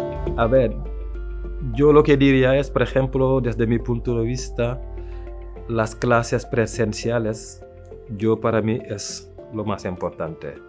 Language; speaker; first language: Spanish; non-native, fluent; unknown